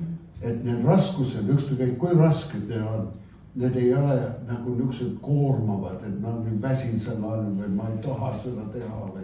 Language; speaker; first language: Estonian; early bilingual, heritage; Estonian